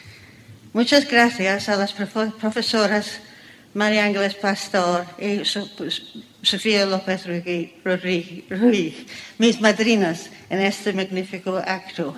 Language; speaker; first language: Spanish; non-native, fluent; English